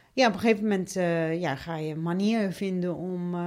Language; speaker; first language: Dutch; non-native, fluent; Arabic